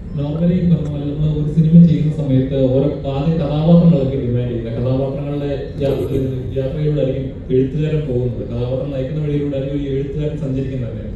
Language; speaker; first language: Malayalam; native; Malayalam